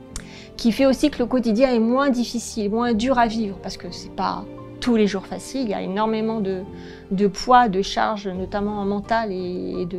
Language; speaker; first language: French; native; French